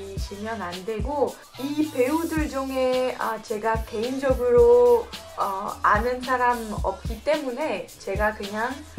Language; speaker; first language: Korean; non-native, fluent; French